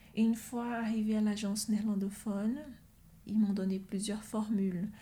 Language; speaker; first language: French; non-native, fluent; Portuguese